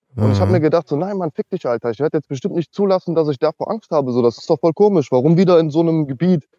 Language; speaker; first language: German; native; German